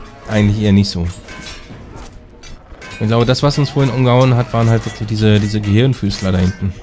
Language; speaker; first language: German; native; German